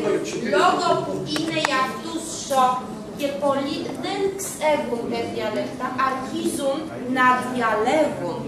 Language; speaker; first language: Greek; non-native, learner; Russian